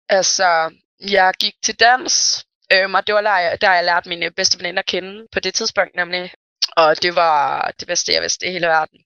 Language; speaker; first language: Danish; early bilingual, other home language; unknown